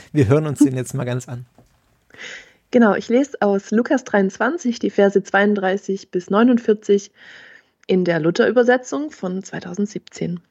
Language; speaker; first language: German; native; German